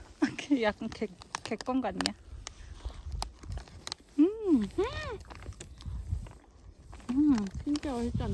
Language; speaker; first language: Korean; native; Korean